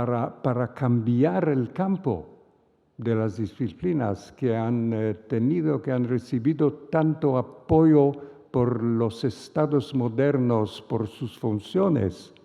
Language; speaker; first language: Spanish; non-native, fluent; Hebrew